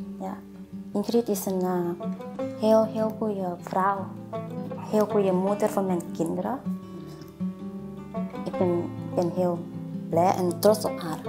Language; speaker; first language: Dutch; non-native, learner; Thai